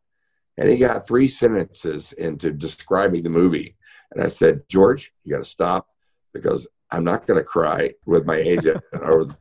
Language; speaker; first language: English; native; English